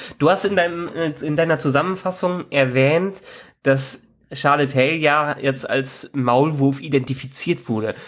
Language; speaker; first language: German; native; German